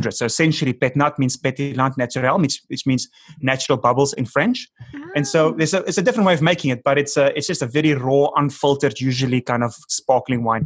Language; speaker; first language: English; non-native, local second language; Afrikaans